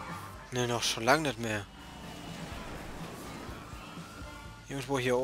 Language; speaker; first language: German; native; German